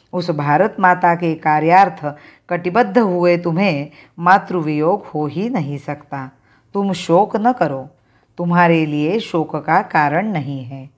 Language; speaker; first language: Hindi; non-native, local second language; Marathi